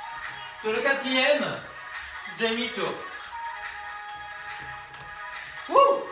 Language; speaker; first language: French; native; French